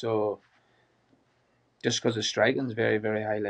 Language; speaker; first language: English; native; English